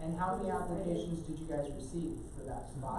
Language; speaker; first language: English; native; English